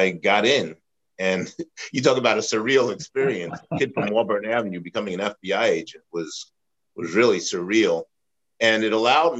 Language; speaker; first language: English; native; English